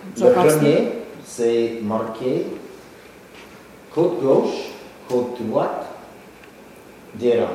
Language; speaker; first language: French; non-native, local second language; English